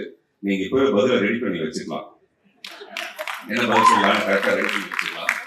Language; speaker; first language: Tamil; native; Tamil